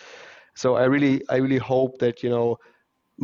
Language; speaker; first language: English; non-native, fluent; German